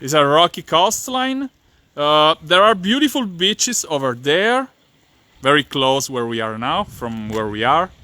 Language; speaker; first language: English; non-native, fluent; Italian